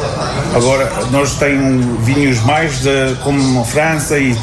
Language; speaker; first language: Portuguese; early bilingual, heritage; Portuguese